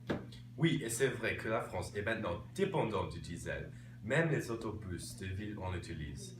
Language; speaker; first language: French; non-native, learner; English